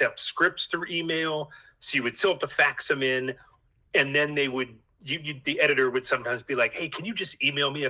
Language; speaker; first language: English; native; English